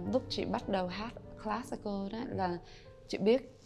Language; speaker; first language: Vietnamese; early bilingual, heritage; Vietnamese